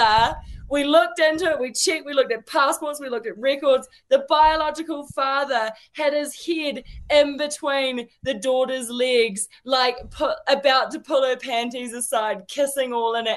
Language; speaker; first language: English; native; English